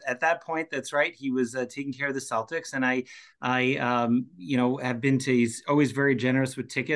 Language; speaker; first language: English; native; English